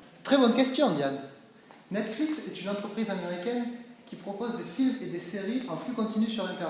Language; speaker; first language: French; native; French